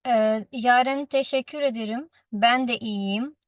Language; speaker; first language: Turkish; non-native, fluent; Urdu